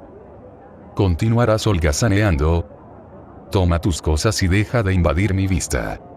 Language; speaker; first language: Spanish; native; Spanish